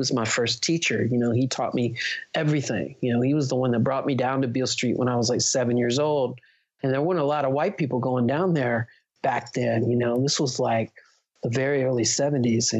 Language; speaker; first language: English; native; English